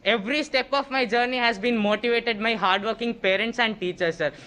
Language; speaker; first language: Hindi; non-native, local second language; Kannada